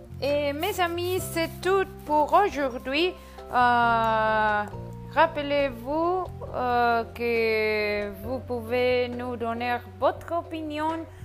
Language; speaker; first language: French; non-native, learner; Spanish